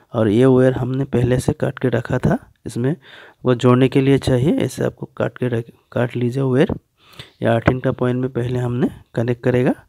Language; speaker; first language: Hindi; native; Hindi